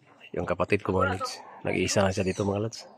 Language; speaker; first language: Filipino; non-native, local second language; Cebuano